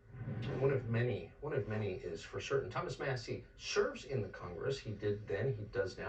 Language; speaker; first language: English; native; English